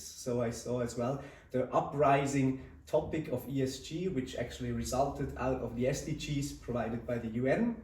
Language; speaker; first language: English; non-native, fluent; Swiss German